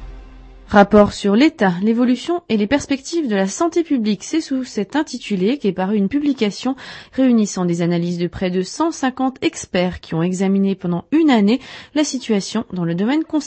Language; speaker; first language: French; native; French